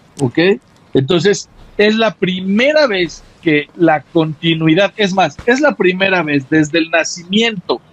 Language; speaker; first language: Spanish; native; Spanish